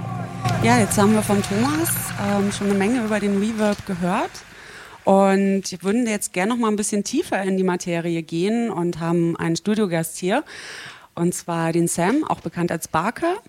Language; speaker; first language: German; native; German